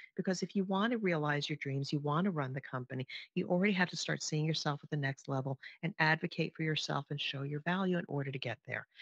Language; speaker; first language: English; native; English